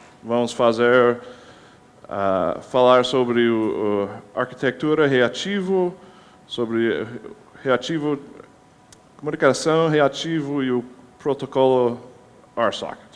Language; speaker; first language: Portuguese; non-native, learner; English